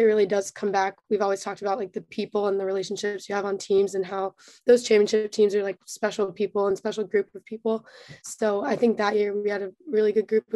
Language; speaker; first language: English; native; English